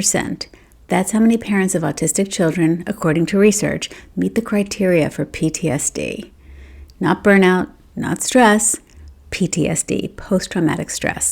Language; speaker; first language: English; native; English